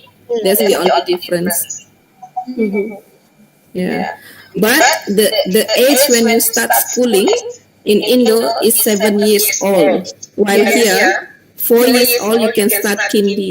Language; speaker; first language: English; non-native, fluent; Indonesian